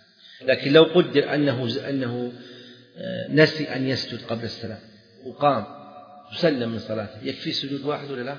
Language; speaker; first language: Arabic; native; Arabic